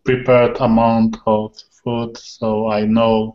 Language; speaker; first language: English; non-native, learner; Polish